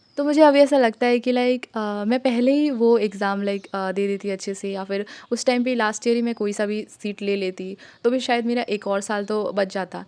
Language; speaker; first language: Hindi; non-native, local second language; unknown